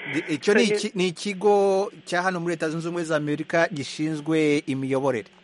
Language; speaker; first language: Kinyarwanda; native; Kinyarwanda